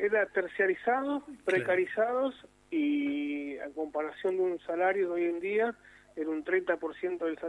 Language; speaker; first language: Spanish; native; Spanish